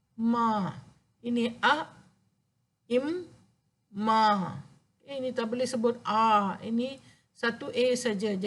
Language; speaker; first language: Malay; non-native, local second language; Tamil